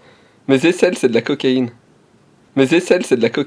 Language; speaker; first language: French; native; French